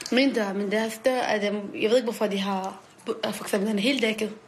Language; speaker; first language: Danish; non-native, learner; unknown